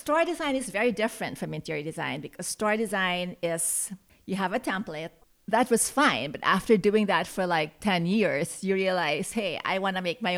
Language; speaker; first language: English; non-native, local second language; Filipino